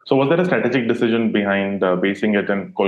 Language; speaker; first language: English; non-native, local second language; Hindi